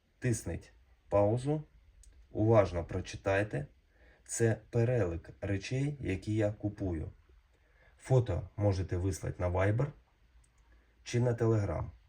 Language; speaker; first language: Ukrainian; non-native, local second language; Russian